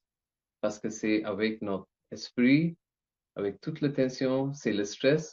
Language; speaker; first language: French; non-native, learner; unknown